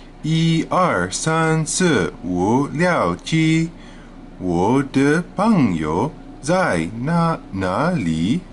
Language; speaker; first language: Chinese; non-native, learner; English